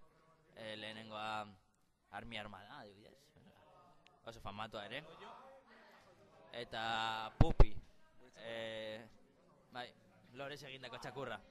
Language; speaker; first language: Basque; non-native, local second language; Spanish